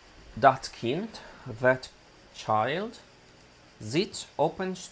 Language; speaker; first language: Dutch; non-native, fluent; Italian